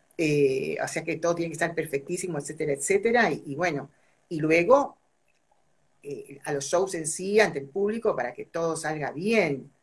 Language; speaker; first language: Spanish; native; Spanish